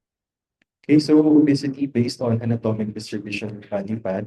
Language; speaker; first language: English; non-native, local second language; Filipino